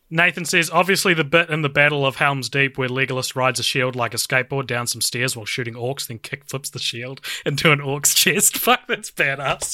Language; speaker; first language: English; native; English